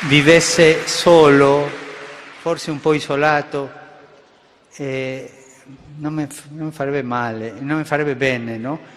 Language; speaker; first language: Italian; non-native, fluent; Spanish